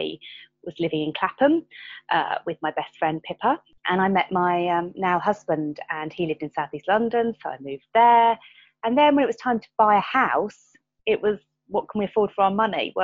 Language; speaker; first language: English; native; English